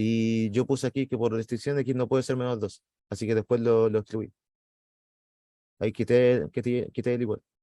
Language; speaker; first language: Spanish; native; Spanish